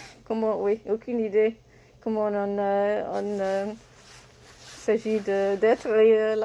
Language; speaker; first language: French; non-native, learner; English